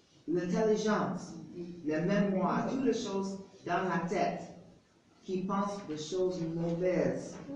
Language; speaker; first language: French; non-native, learner; English